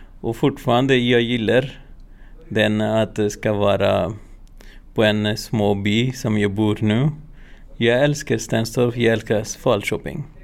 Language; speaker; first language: Swedish; non-native, learner; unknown